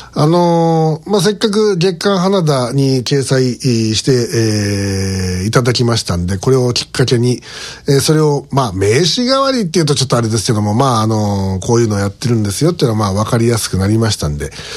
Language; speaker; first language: Japanese; native; Japanese